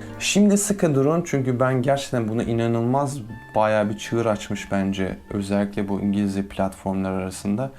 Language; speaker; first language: Turkish; native; Turkish